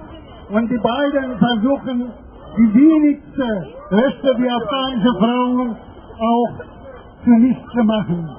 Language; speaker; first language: German; non-native, fluent; Persian